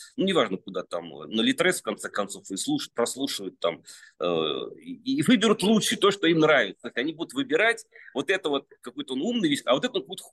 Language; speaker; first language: Russian; native; Russian